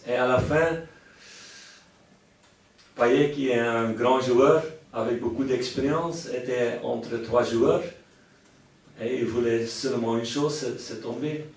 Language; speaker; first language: French; non-native, local second language; Dutch